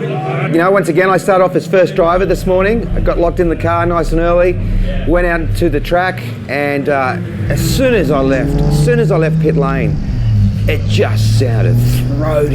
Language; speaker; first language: English; native; English